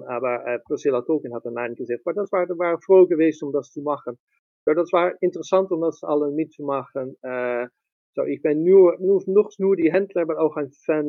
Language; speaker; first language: German; non-native, learner; Dutch